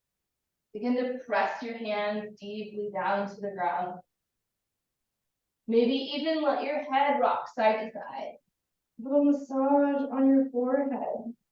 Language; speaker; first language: English; native; English